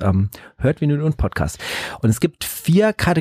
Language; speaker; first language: German; native; German